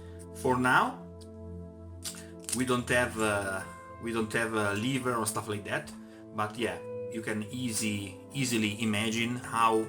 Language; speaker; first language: English; non-native, fluent; Italian